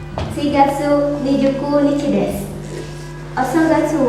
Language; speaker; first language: Japanese; non-native, learner; Indonesian